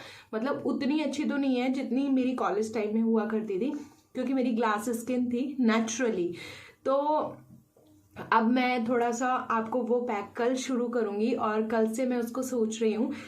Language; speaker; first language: Hindi; native; Hindi